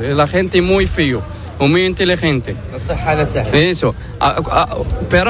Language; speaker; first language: Spanish; non-native, learner; Arabic